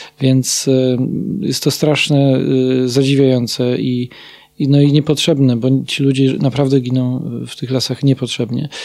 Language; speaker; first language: Polish; native; Polish